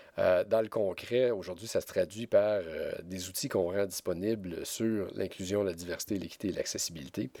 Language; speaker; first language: French; native; French